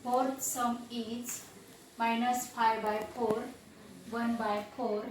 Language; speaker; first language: English; non-native, local second language; Marathi